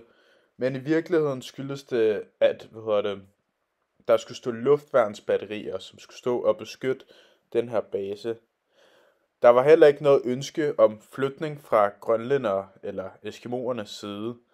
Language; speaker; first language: Danish; native; Danish